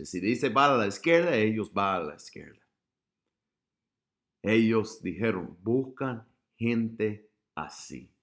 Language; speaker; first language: Spanish; non-native, fluent; English